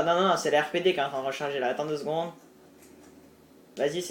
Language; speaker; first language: French; native; French